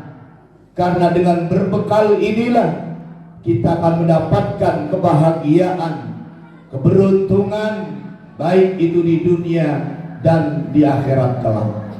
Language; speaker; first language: Indonesian; native; Indonesian